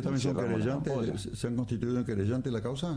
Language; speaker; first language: Spanish; native; Spanish